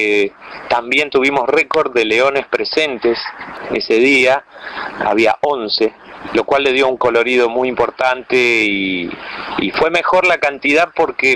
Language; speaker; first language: Spanish; native; Spanish